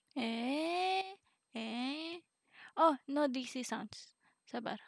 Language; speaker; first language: English; non-native, learner; Indonesian